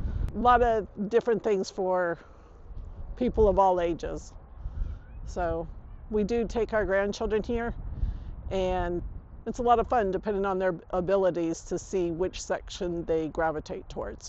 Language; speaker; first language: English; native; English